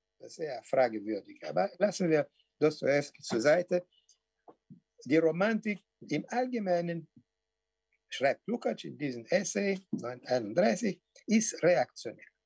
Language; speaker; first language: German; non-native, fluent; Portuguese